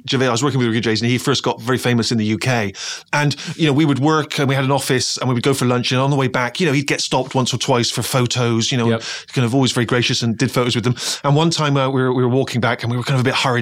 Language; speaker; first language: English; native; English